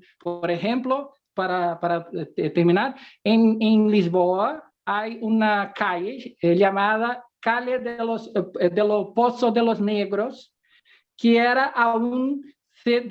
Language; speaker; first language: Spanish; non-native, fluent; Portuguese